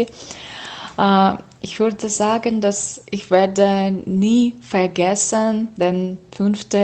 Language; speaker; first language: German; non-native, learner; Russian